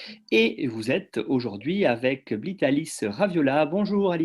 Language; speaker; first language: French; native; French